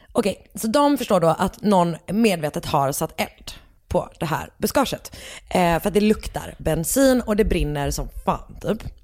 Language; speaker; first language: Swedish; native; Swedish